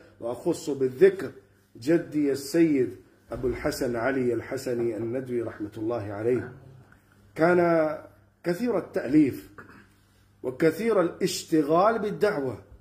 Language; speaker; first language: Arabic; non-native, fluent; Urdu